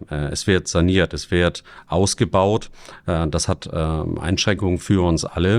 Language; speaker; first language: German; native; German